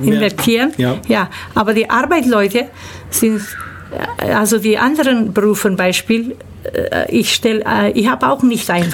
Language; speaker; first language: German; early bilingual, other home language; Turkish